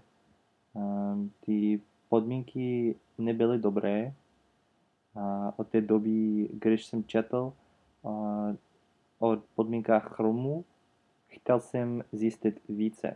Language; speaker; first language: Czech; non-native, learner; English